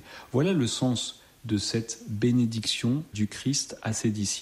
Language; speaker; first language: French; native; French